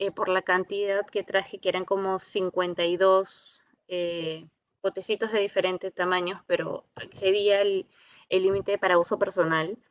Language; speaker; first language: Spanish; native; Spanish